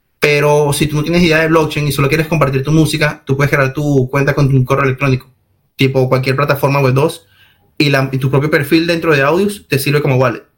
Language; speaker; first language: Spanish; native; Spanish